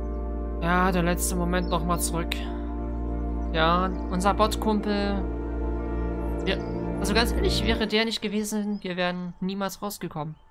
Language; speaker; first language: German; native; German